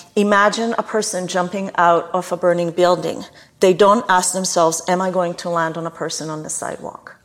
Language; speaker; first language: English; non-native, fluent; Hebrew